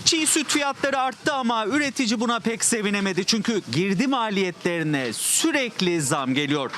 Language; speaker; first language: Turkish; native; Turkish